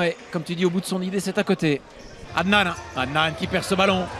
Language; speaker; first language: French; native; French